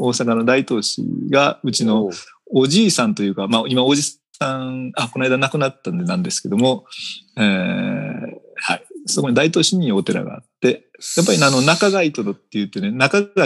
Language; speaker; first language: Japanese; native; Japanese